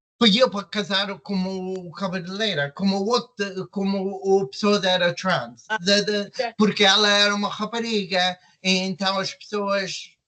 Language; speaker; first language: Portuguese; early bilingual, heritage; Portuguese